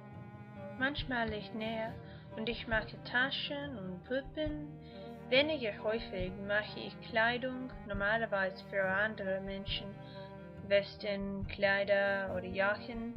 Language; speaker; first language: German; non-native, learner; English